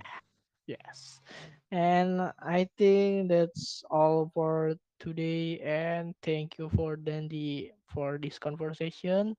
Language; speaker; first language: English; non-native, learner; Indonesian